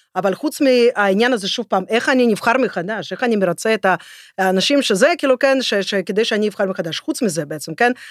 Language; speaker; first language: Hebrew; non-native, fluent; Russian